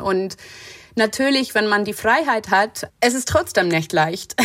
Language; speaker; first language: German; non-native, fluent; English